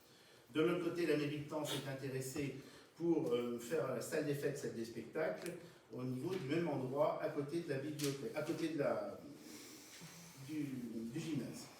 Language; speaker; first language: French; native; French